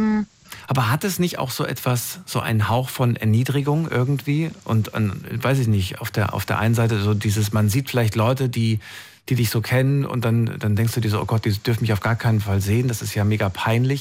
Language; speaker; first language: German; native; German